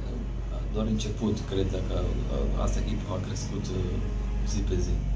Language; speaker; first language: Romanian; non-native, learner; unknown